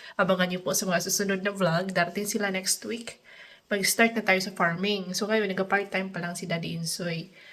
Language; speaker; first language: Filipino; non-native, local second language; Cebuano